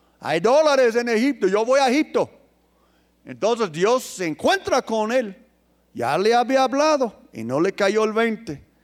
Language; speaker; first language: Spanish; non-native, fluent; English